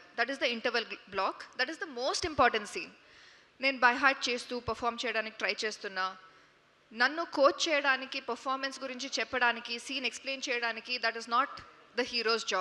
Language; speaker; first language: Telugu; non-native, local second language; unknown